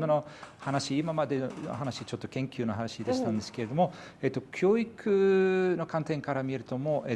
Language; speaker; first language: Japanese; non-native, fluent; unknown